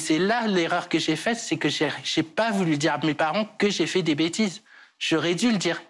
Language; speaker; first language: French; early bilingual, other home language; Portuguese